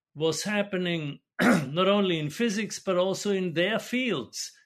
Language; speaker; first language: English; non-native, fluent; German